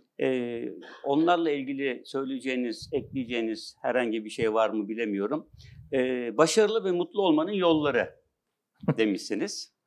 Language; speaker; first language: Turkish; native; Turkish